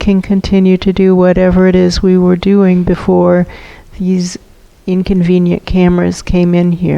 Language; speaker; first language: English; native; English